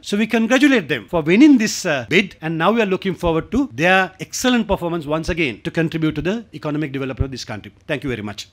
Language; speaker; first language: English; non-native, local second language; Sinhala